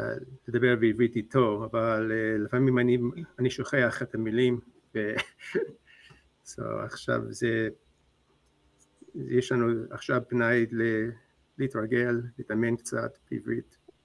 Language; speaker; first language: Hebrew; non-native, learner; English